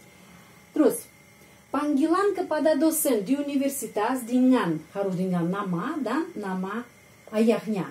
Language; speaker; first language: Indonesian; non-native, fluent; Russian